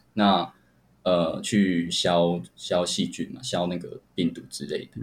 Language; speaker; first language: Chinese; native; Chinese